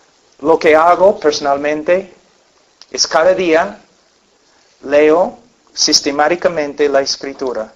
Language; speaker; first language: Spanish; non-native, fluent; English